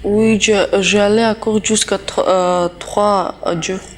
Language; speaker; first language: French; non-native, learner; Romany